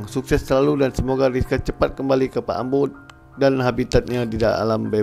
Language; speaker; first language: Indonesian; native; Indonesian